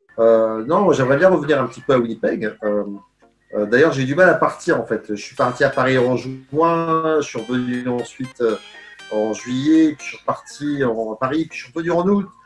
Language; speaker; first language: French; native; French